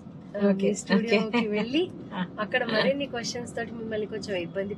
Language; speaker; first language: Telugu; native; Telugu